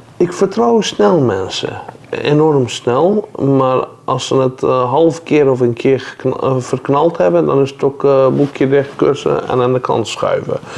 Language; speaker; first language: Dutch; non-native, fluent; Persian